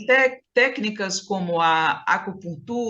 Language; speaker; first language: Spanish; non-native, learner; Portuguese